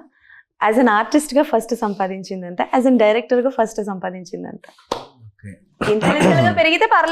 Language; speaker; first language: Telugu; native; Telugu